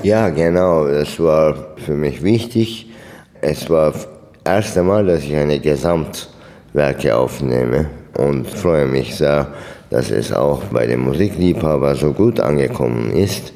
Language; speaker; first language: German; non-native, fluent; Turkish